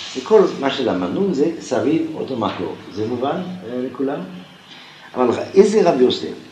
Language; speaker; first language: Hebrew; non-native, fluent; French